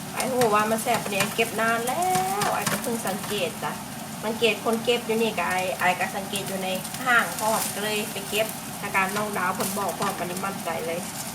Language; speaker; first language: Thai; native; Thai